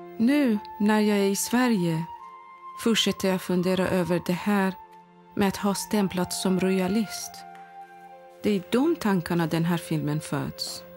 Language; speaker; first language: Swedish; non-native, fluent; Persian